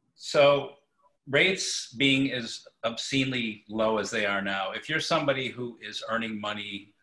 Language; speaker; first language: English; native; English